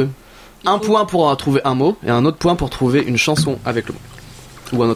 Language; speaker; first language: French; native; French